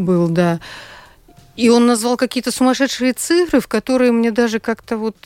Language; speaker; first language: Russian; native; Russian